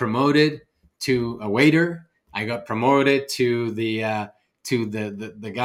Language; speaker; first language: English; non-native, fluent; Spanish